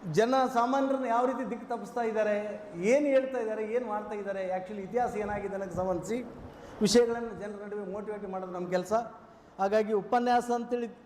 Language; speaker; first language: Kannada; native; Kannada